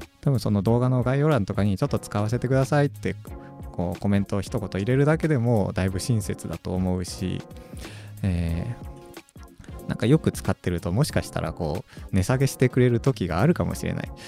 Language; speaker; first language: Japanese; native; Japanese